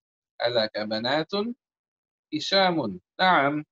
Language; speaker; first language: Arabic; non-native, fluent; English